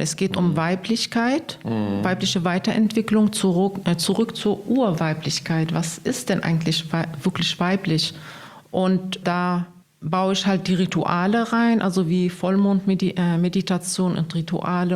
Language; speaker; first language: German; non-native, fluent; Arabic